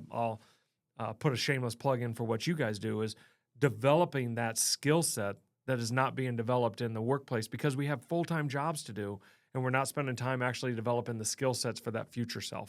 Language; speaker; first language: English; native; English